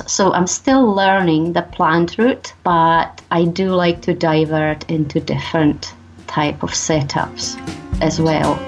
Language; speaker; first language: English; non-native, fluent; Czech